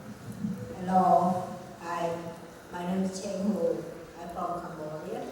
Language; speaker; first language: English; non-native, learner; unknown